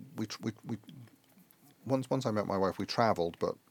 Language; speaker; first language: English; native; English